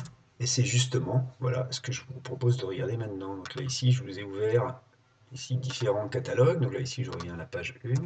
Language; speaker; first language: French; native; French